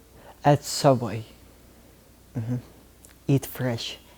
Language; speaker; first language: English; non-native, learner; Arabic